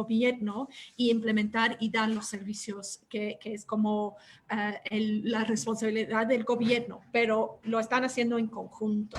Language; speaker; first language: Spanish; non-native, fluent; English